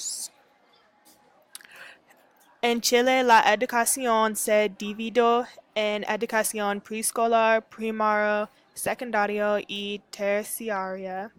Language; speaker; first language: Spanish; non-native, learner; English